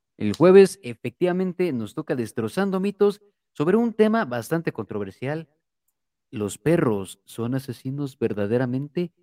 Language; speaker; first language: Spanish; native; Spanish